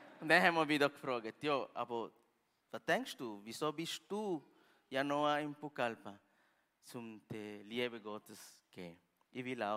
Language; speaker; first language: German; non-native, learner; Spanish